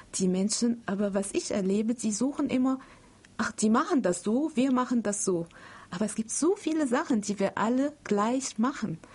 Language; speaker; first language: German; non-native, fluent; Arabic